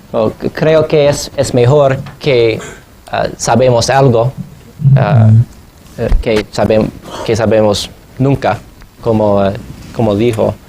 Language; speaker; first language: Spanish; non-native, fluent; English